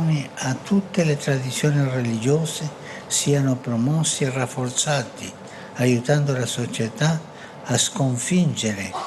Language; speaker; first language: Italian; non-native, fluent; Spanish